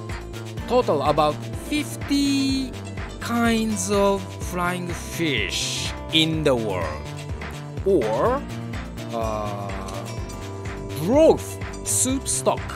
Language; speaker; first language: English; non-native, learner; Japanese